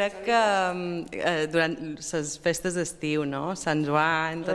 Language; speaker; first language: Catalan; early bilingual, other home language; French